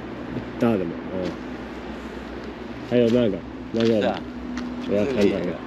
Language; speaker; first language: Chinese; non-native, learner; English